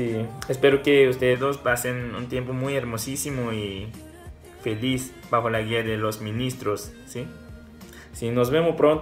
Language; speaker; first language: Spanish; non-native, fluent; Korean